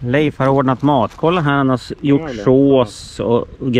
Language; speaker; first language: Swedish; native; Swedish